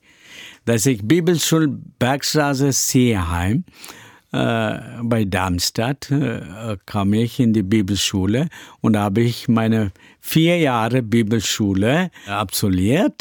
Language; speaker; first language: German; non-native, learner; Tamil